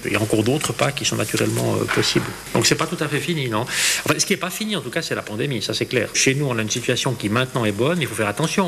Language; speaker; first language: French; native; French